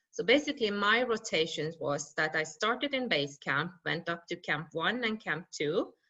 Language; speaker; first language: English; non-native, fluent; Norwegian